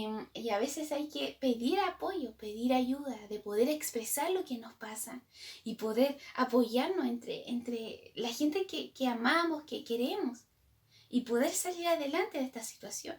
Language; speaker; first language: Spanish; native; Spanish